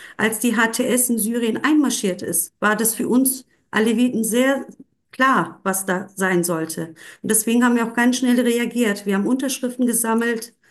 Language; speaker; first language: German; non-native, fluent; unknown